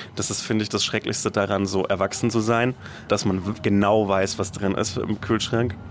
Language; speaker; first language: German; native; German